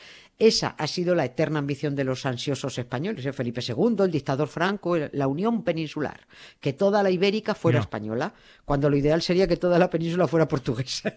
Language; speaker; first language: Spanish; native; Spanish